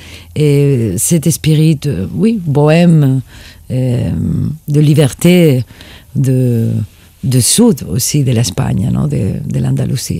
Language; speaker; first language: French; non-native, fluent; Spanish